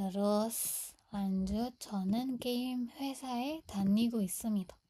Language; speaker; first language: Korean; non-native, fluent; Indonesian